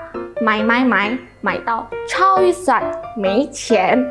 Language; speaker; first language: Chinese; non-native, learner; Indonesian